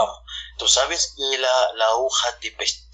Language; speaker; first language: Spanish; non-native, learner; Arabic